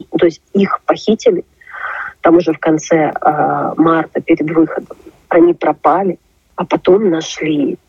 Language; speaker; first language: Russian; non-native, local second language; Ukrainian